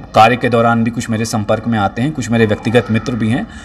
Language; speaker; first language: Hindi; native; Hindi